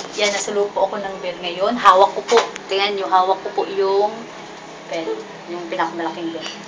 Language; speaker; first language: Filipino; non-native, local second language; Hiligaynon